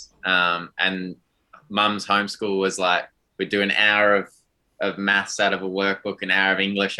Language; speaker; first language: English; native; English